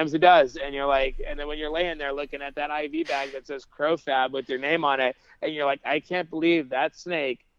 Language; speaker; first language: English; native; English